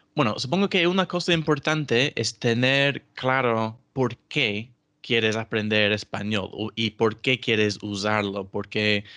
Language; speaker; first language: Spanish; non-native, fluent; English